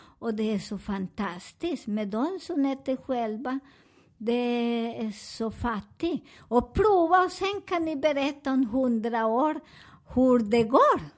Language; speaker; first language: Swedish; non-native, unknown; Spanish